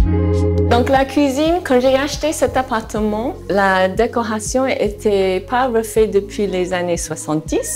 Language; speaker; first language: French; non-native, fluent; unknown